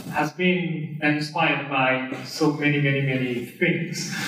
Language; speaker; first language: English; non-native, fluent; Japanese